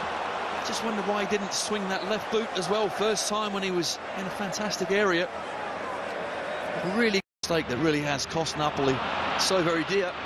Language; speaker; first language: English; native; English